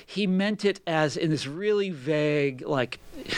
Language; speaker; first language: English; native; English